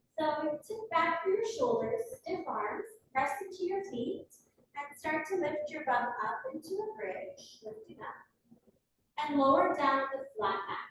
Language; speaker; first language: English; native; English